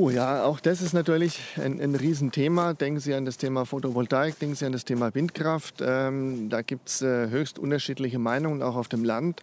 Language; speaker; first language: German; native; German